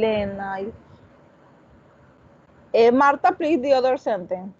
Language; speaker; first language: English; non-native, fluent; Spanish